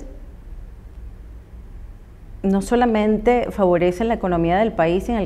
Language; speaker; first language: Spanish; native; Spanish